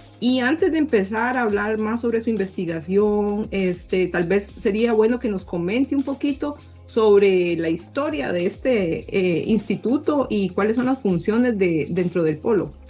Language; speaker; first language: Spanish; native; Spanish